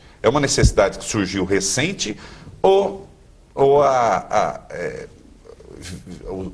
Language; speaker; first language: Portuguese; native; Portuguese